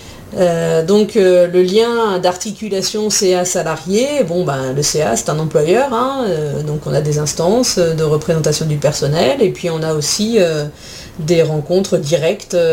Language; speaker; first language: French; native; French